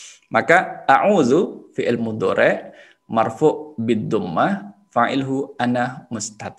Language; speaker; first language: Arabic; non-native, learner; Indonesian